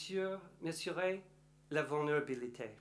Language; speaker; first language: French; non-native, learner; English